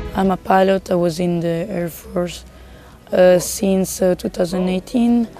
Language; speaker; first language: English; non-native, fluent; Italian